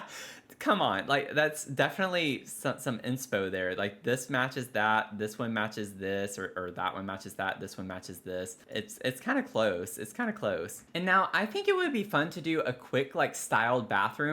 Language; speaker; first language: English; native; English